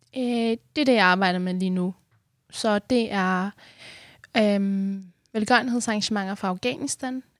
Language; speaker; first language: Danish; early bilingual, other home language; Persian